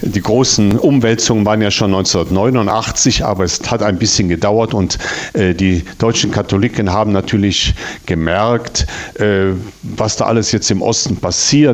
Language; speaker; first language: German; native; German